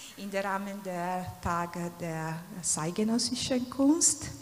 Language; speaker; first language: German; non-native, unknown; Italian